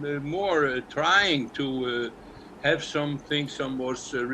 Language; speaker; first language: English; non-native, learner; Icelandic